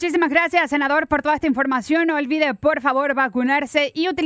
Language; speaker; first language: Spanish; native; Spanish